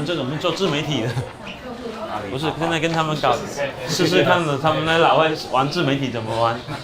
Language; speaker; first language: Chinese; native; Chinese